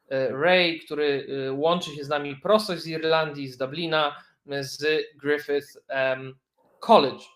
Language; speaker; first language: Polish; native; Polish